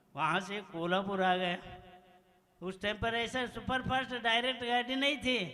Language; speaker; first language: Hindi; non-native, local second language; Kannada